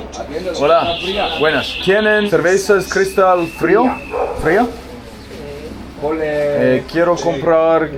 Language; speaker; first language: Spanish; non-native, learner; English